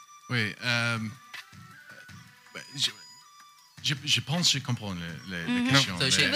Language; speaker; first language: French; non-native, learner; English